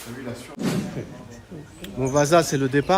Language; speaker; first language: French; native; French